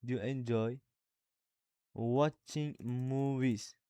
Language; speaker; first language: English; non-native, learner; Uzbek